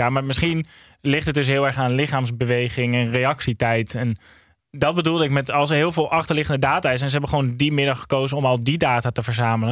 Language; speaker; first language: Dutch; native; Dutch